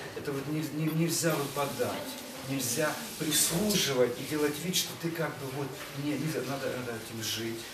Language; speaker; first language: Russian; native; Russian